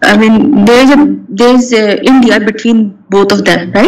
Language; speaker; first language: English; non-native, local second language; Urdu